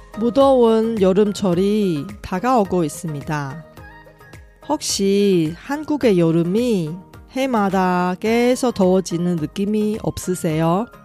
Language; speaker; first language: Korean; non-native, fluent; Chinese